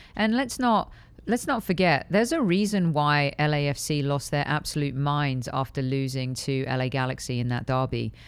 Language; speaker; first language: English; native; English